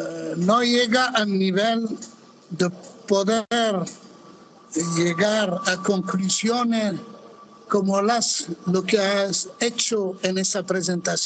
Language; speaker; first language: Spanish; non-native, fluent; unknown